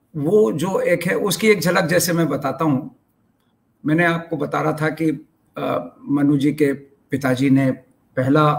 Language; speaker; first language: Hindi; native; Hindi